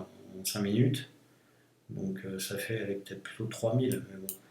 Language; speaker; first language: French; native; French